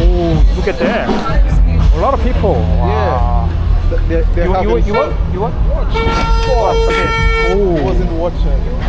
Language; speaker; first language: English; non-native, learner; Korean